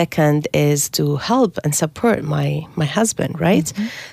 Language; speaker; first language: English; non-native, fluent; Arabic